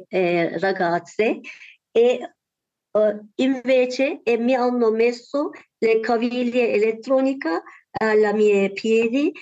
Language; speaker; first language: Italian; non-native, learner; Turkish